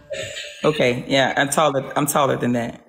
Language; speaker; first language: English; native; English